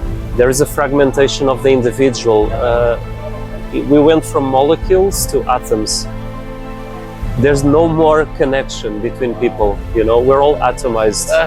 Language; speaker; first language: English; non-native, fluent; Portuguese